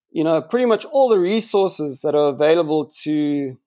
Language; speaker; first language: English; native; English